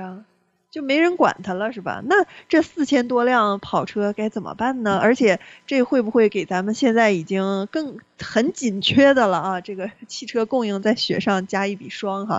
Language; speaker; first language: Chinese; native; Chinese